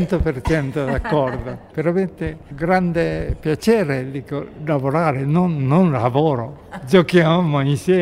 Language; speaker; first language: Italian; non-native, learner; Japanese